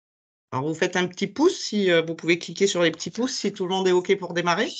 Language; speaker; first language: French; native; French